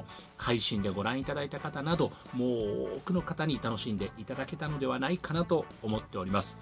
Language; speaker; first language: Japanese; native; Japanese